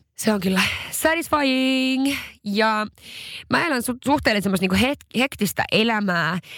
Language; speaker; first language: Finnish; non-native, local second language; Swedish